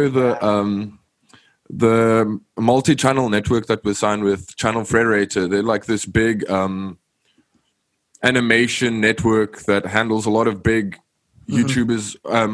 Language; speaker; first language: English; non-native, local second language; Afrikaans